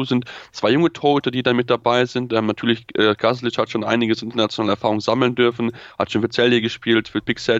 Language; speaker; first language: German; native; German